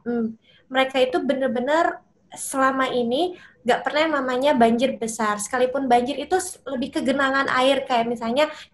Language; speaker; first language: Indonesian; native; Indonesian